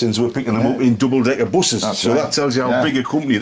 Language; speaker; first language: English; native; English